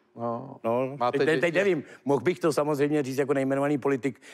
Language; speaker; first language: Czech; native; Czech